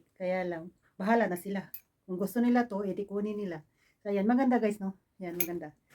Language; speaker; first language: Filipino; non-native, local second language; Cebuano